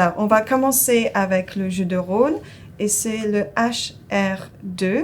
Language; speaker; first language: French; non-native, fluent; English